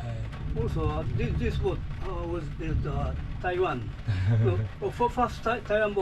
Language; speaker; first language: English; non-native, learner; Japanese